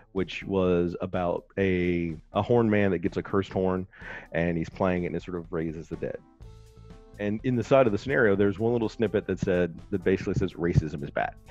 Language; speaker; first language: English; native; English